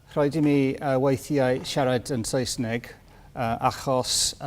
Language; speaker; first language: Welsh; non-native, learner; English